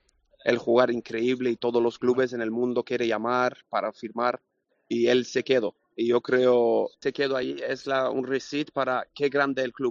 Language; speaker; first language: Spanish; non-native, learner; Swedish